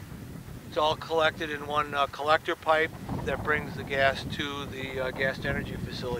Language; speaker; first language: English; native; English